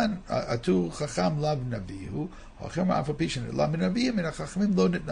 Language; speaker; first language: Hebrew; non-native, fluent; English